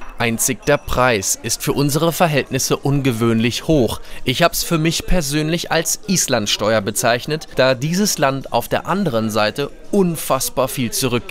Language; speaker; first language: German; native; German